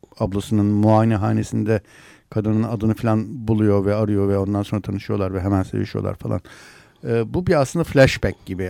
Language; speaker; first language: Turkish; native; Turkish